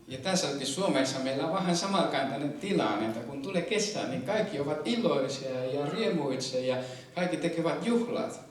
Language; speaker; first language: Finnish; non-native, fluent; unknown